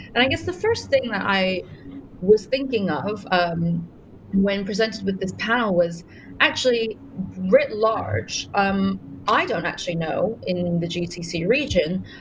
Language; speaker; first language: English; native; English